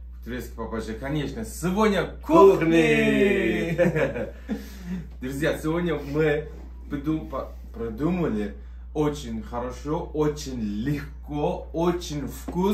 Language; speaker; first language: Russian; non-native, learner; Turkish